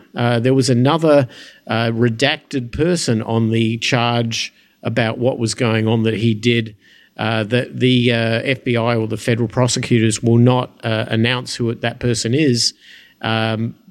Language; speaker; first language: English; native; English